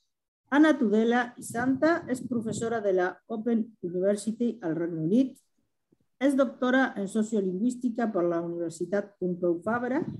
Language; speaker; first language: Catalan; non-native, fluent; Spanish